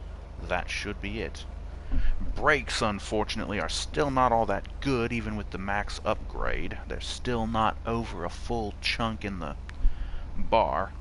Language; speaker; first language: English; native; English